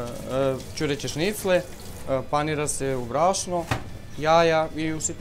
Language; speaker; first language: Serbian; native; Serbian